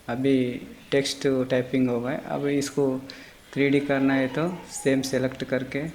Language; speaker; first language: Hindi; non-native, local second language; Telugu